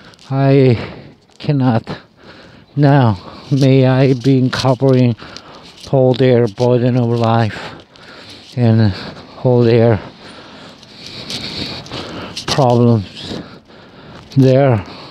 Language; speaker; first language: English; non-native, learner; Korean